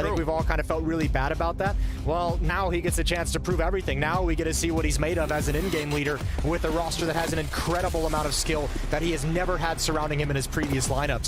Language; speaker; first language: English; native; English